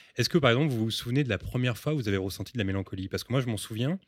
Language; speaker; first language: French; early bilingual, other home language; Spanish